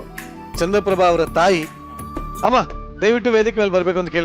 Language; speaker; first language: Kannada; native; Kannada